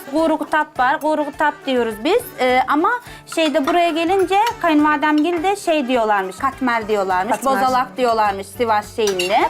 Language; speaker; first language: Turkish; non-native, fluent; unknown